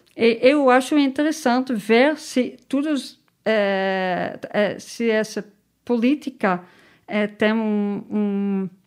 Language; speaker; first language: Portuguese; non-native, learner; Dutch